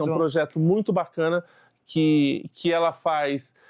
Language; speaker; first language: Portuguese; native; Portuguese